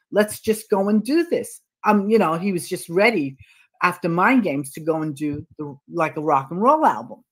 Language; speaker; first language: English; native; English